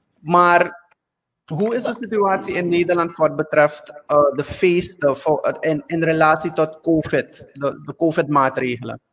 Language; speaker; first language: Dutch; native; Dutch